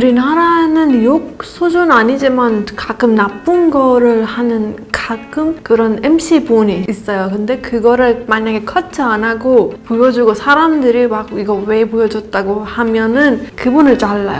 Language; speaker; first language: Korean; non-native, learner; Persian